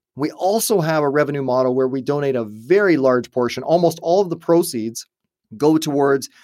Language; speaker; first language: English; native; English